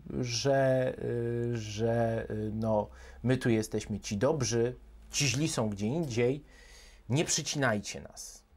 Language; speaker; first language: Polish; native; Polish